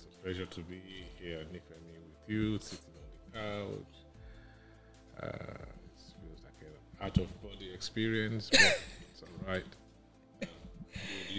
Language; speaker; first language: English; non-native, local second language; Yoruba